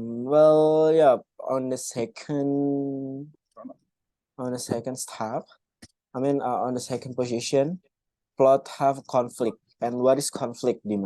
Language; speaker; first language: English; non-native, fluent; Indonesian